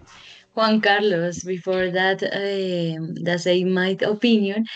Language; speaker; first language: English; non-native, learner; Spanish